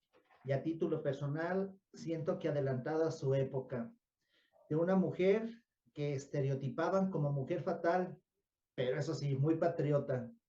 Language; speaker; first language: Spanish; native; Spanish